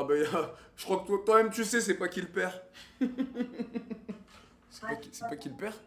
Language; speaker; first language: French; native; French